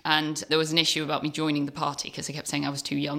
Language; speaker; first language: English; native; English